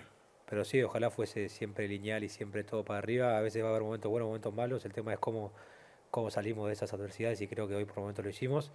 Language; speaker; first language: Spanish; native; Spanish